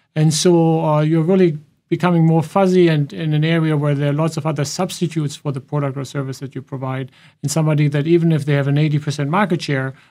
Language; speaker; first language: English; non-native, fluent; German